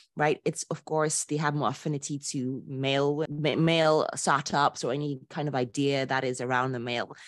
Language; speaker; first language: English; non-native, local second language; Akan